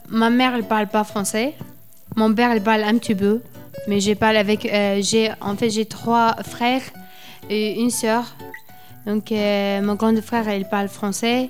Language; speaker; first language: French; non-native, learner; Arabic